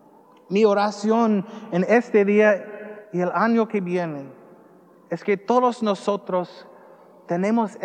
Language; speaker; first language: Spanish; non-native, learner; English